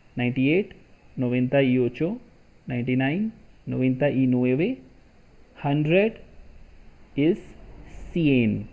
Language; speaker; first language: English; non-native, local second language; Hindi